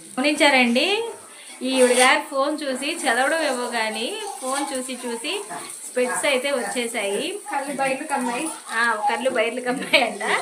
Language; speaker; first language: Telugu; non-native, local second language; Urdu